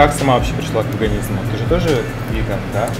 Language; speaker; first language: Russian; native; Russian